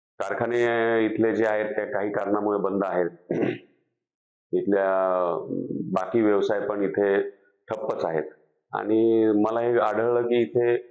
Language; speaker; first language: Marathi; native; Marathi